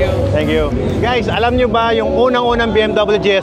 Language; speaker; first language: Filipino; native; Filipino